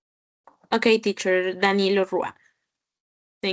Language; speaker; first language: English; non-native, learner; Spanish